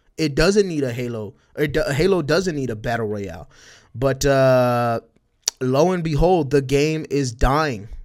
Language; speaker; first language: English; early bilingual, other home language; Spanish